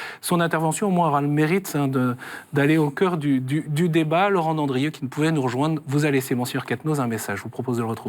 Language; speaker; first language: French; native; French